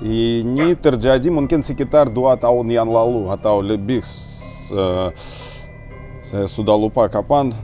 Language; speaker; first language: Indonesian; non-native, learner; Russian